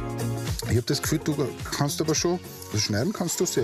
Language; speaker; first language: German; native; German